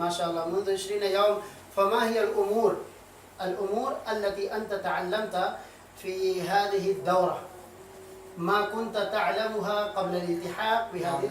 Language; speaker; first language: Arabic; non-native, fluent; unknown